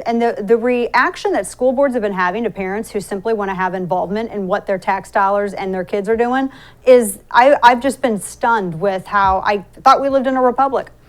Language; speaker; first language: English; native; English